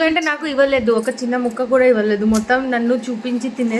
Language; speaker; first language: Telugu; non-native, fluent; Bangla